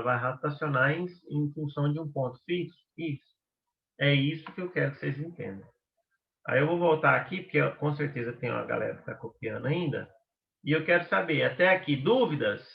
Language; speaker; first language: Portuguese; native; Portuguese